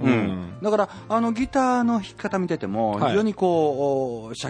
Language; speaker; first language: Japanese; native; Japanese